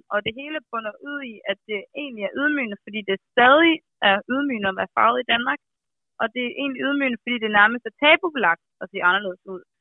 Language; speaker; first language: Danish; native; Danish